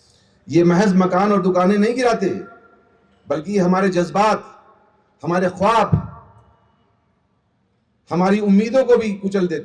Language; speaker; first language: Hindi; native; Hindi